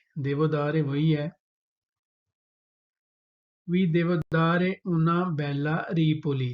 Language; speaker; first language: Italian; non-native, fluent; Urdu